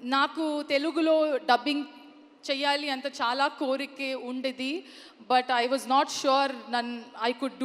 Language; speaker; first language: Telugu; non-native, learner; Kannada